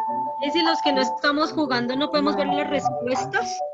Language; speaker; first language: Spanish; native; Spanish